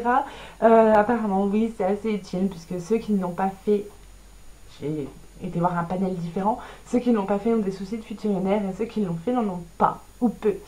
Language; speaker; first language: French; native; French